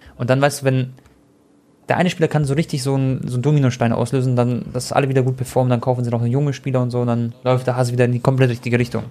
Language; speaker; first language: German; early bilingual, other home language; Croatian